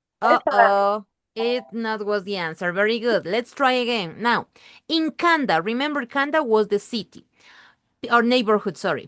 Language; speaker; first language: English; non-native, learner; Spanish